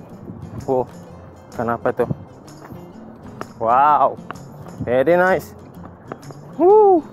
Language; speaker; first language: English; non-native, learner; Indonesian